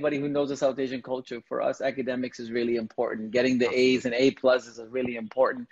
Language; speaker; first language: English; non-native, local second language; Tamil